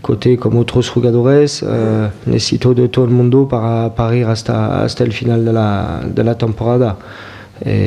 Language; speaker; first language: Spanish; non-native, fluent; French